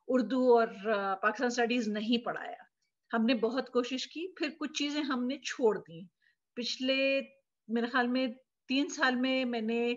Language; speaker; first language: Urdu; native; Urdu